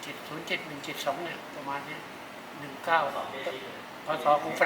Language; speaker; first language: Thai; native; Thai